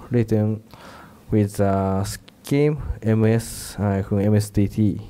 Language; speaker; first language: English; non-native, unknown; Japanese